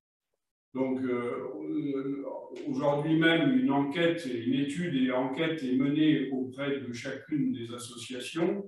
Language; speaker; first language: French; native; French